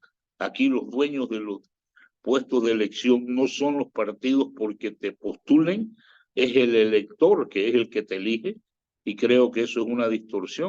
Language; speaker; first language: Spanish; native; Spanish